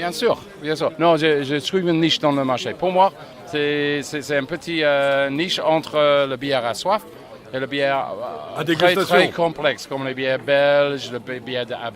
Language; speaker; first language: French; non-native, fluent; English